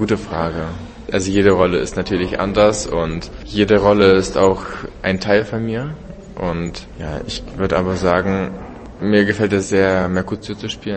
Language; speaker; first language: German; non-native, fluent; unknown